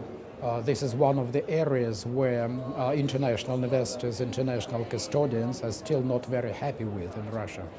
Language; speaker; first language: English; non-native, fluent; Russian